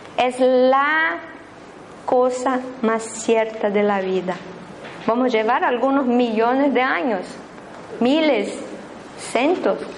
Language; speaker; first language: Spanish; non-native, fluent; Portuguese